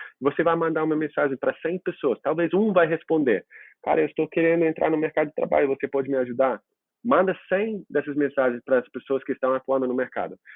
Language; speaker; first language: Portuguese; non-native, fluent; English